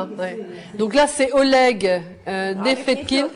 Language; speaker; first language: French; native; French